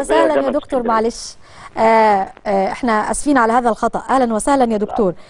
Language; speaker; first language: Arabic; native; Arabic